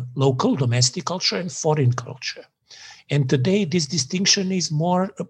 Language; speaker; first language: English; non-native, fluent; Serbian